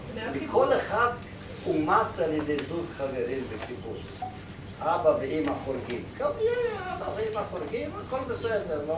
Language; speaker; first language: Hebrew; non-native, fluent; Polish